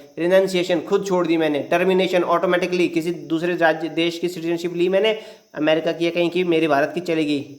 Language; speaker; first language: Hindi; native; Hindi